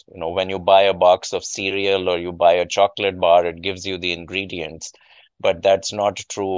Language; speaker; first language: English; non-native, local second language; Urdu